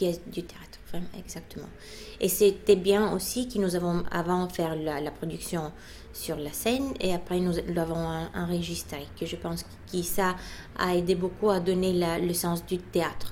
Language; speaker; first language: French; non-native, fluent; Bulgarian